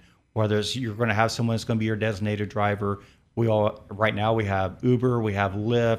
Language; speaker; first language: English; native; English